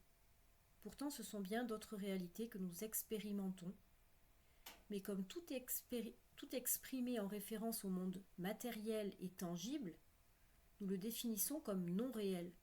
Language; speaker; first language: French; native; French